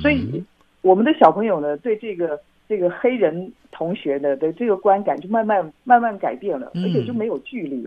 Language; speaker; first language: Chinese; native; Chinese